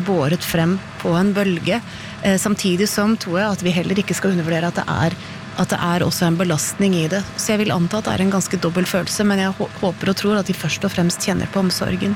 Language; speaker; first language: Norwegian; native; Norwegian